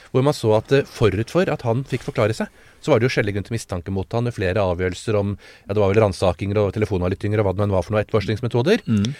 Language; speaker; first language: Norwegian; native; Norwegian